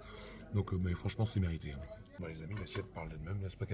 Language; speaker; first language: French; native; French